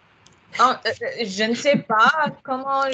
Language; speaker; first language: French; non-native, learner; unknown